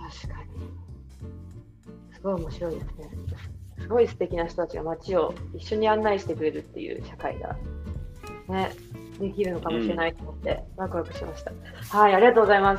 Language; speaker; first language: Japanese; native; Japanese